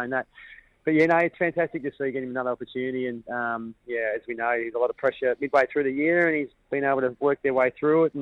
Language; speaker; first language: English; native; English